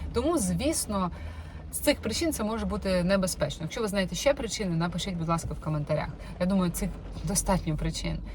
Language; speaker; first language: Ukrainian; non-native, local second language; Russian